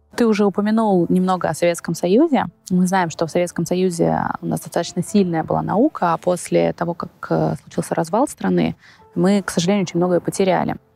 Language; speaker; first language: Russian; native; Russian